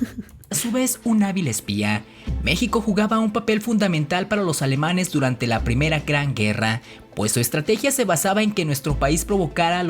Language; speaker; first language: Spanish; native; Spanish